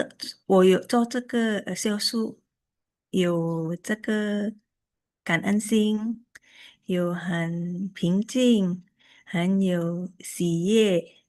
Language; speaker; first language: Chinese; early bilingual, heritage; Chinese